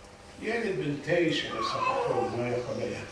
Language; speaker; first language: Hebrew; early bilingual, other home language; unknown